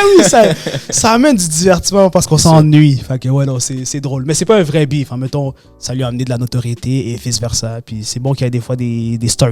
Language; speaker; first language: French; native; French